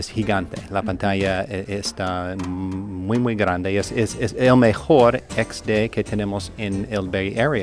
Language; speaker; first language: Spanish; non-native, learner; English